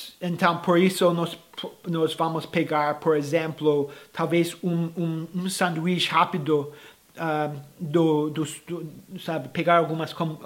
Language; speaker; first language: Portuguese; non-native, fluent; English